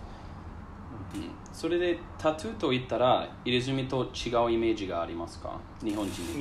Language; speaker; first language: Japanese; non-native, learner; English